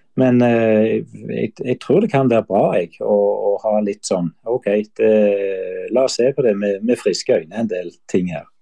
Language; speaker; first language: Norwegian; native; Norwegian